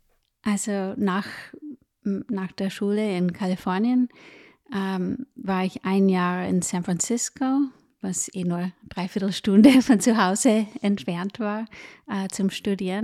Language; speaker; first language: German; non-native, fluent; English